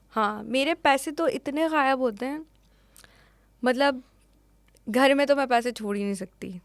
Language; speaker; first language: Urdu; native; Urdu